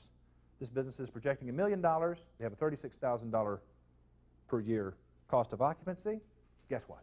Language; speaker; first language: English; native; English